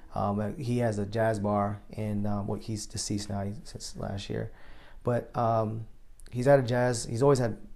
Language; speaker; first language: English; native; English